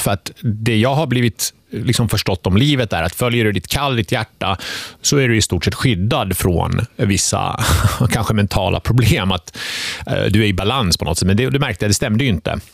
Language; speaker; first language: Swedish; early bilingual, other home language; Finnish